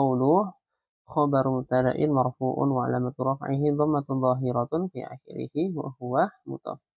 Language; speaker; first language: Arabic; non-native, fluent; Indonesian